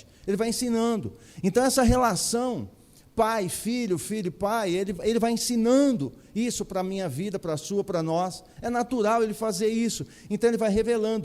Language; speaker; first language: Portuguese; native; Portuguese